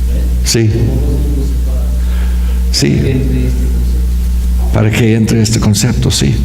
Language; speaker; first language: Spanish; non-native, fluent; English